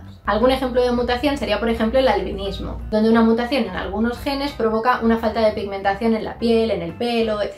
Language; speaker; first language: Spanish; native; Spanish